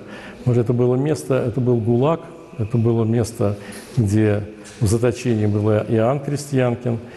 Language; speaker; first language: Russian; native; Russian